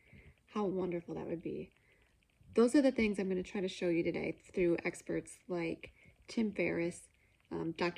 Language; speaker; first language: English; native; English